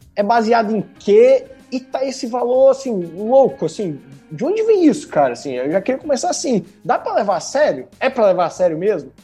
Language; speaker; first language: Portuguese; native; Portuguese